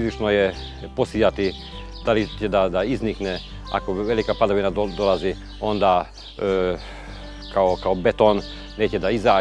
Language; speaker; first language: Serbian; non-native, local second language; Hungarian